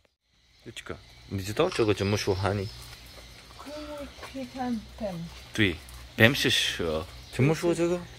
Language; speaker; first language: Chinese; non-native, learner; Korean